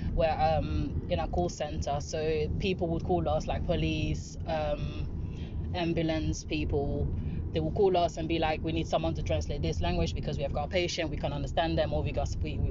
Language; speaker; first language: English; non-native, fluent; Dutch